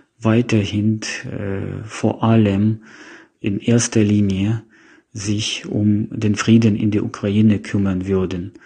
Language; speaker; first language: German; non-native, fluent; Ukrainian